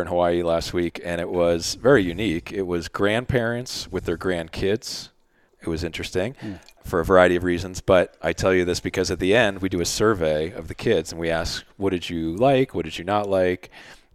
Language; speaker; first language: English; native; English